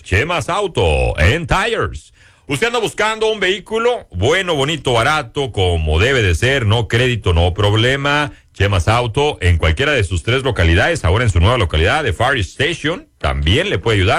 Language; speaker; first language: Spanish; native; Spanish